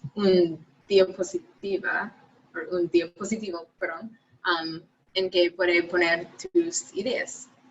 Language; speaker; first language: Spanish; non-native, learner; English